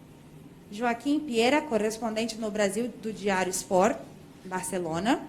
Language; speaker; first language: Portuguese; native; Portuguese